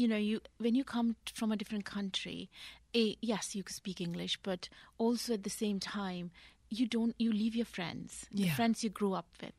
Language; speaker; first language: English; non-native, local second language; Punjabi